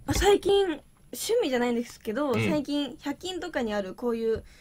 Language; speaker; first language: Japanese; native; Japanese